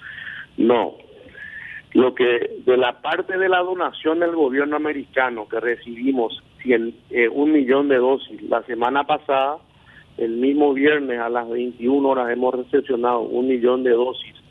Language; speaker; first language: Spanish; native; Spanish